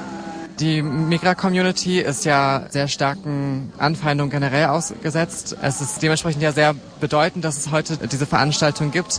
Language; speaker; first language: German; native; German